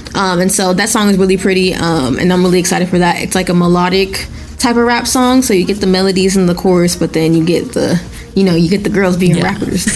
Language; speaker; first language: English; non-native, local second language; Yoruba